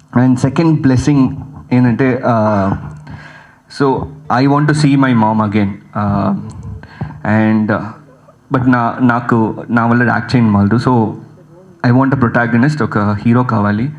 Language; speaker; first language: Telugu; early bilingual, heritage; Telugu